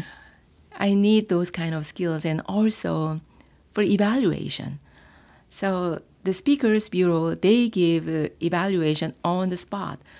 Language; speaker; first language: English; non-native, fluent; Korean